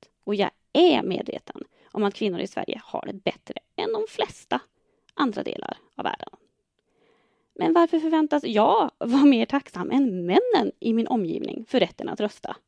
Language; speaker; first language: Swedish; native; Swedish